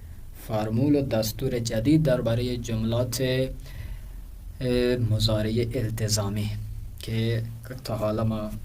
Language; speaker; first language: Persian; non-native, fluent; Urdu